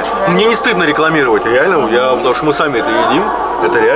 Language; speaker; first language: Russian; native; Russian